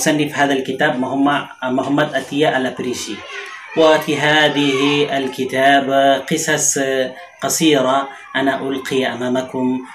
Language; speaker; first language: Arabic; non-native, fluent; Urdu